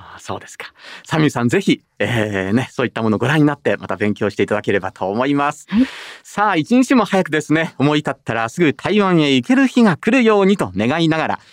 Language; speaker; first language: Japanese; native; Japanese